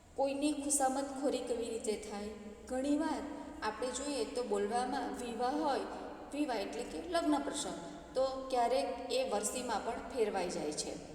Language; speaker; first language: Gujarati; native; Gujarati